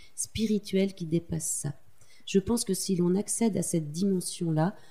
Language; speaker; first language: French; native; French